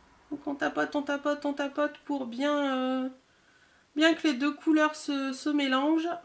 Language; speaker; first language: French; native; French